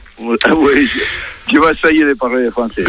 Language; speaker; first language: French; non-native, learner; Spanish